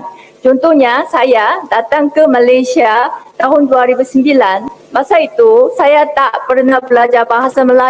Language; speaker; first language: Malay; non-native, fluent; Korean